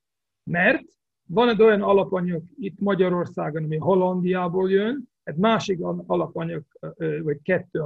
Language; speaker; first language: Hungarian; non-native, fluent; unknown